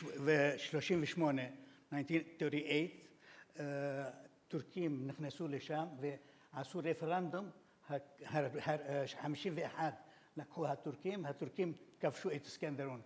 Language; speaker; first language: Hebrew; non-native, fluent; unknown